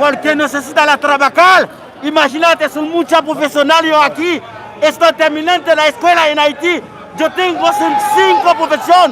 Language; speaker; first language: Spanish; non-native, learner; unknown